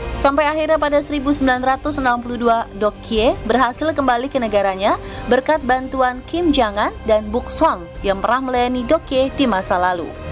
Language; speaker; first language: Indonesian; native; Indonesian